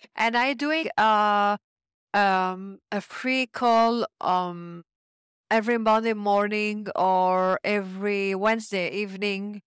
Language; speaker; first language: English; non-native, fluent; French